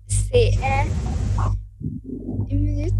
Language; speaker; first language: French; non-native, learner; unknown